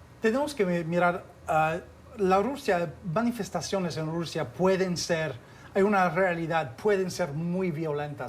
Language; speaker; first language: Spanish; non-native, fluent; English